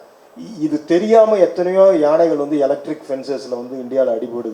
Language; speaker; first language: Tamil; native; Tamil